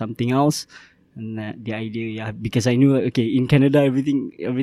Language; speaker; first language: English; non-native, local second language; Malay